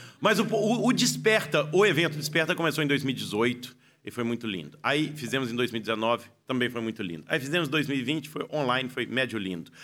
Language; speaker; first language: Portuguese; native; Portuguese